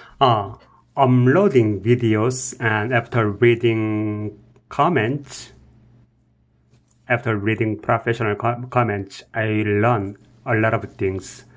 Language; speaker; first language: English; non-native, learner; Korean